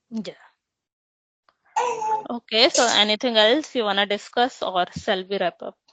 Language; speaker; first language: English; non-native, local second language; Hindi